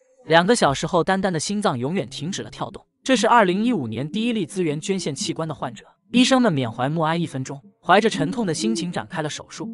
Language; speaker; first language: Chinese; native; Chinese